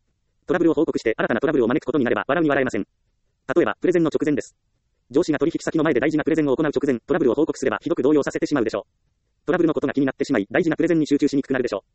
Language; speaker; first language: Japanese; native; Japanese